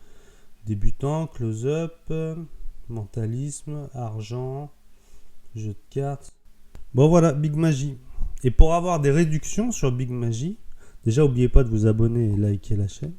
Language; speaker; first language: French; native; French